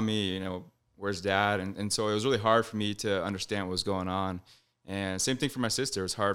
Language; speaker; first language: English; native; English